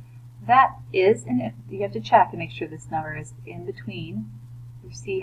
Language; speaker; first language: English; native; English